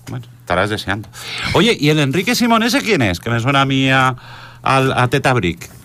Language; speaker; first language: Spanish; native; Spanish